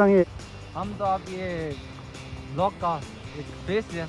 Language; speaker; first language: Hindi; non-native, local second language; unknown